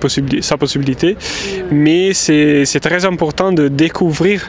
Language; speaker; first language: French; non-native, fluent; Italian